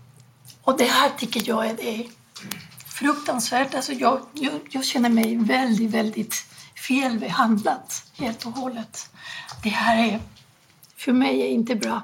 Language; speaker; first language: Swedish; non-native, fluent; Spanish